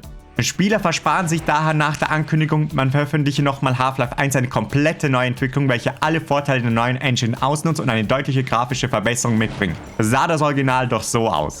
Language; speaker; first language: German; native; German